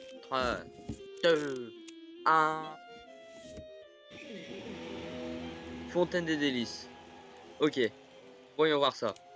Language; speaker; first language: French; native; French